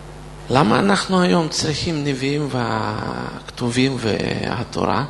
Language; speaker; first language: Hebrew; non-native, fluent; Russian